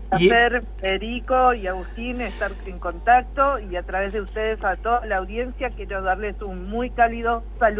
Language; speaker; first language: Spanish; native; Spanish